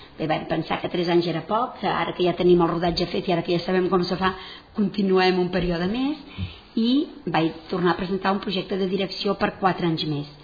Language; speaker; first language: Catalan; non-native, local second language; Spanish